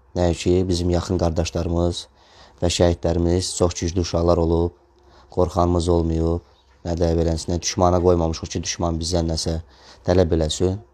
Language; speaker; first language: Azerbaijani; non-native, local second language; Russian